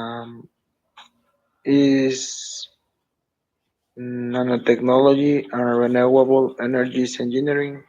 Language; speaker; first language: English; non-native, learner; Spanish